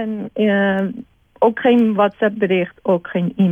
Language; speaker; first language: Dutch; non-native, fluent; Persian